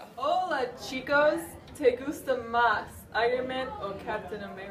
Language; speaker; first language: Spanish; non-native, learner; English